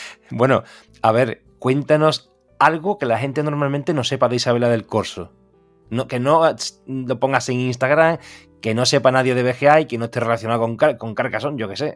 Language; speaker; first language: Spanish; native; Spanish